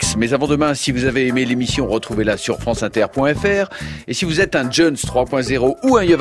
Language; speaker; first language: French; native; French